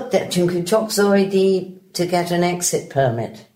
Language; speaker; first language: Turkish; non-native, learner; English